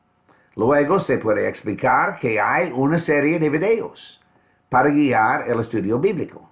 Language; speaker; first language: Spanish; non-native, fluent; English